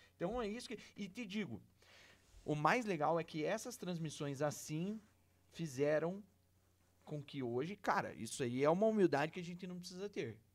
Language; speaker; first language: Portuguese; native; Portuguese